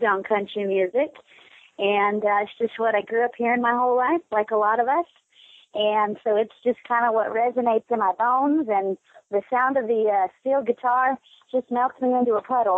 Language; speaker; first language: English; native; English